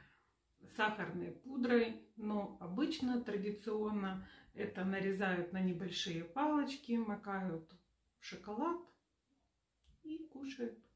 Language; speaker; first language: Russian; native; Russian